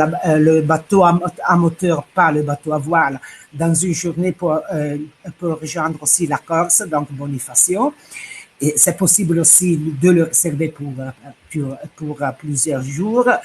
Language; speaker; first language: French; non-native, fluent; Italian